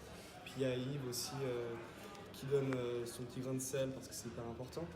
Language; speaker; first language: French; native; French